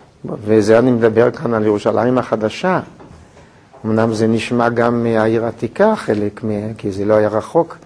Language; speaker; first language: Hebrew; native; Hebrew